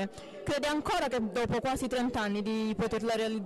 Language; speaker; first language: Italian; native; Italian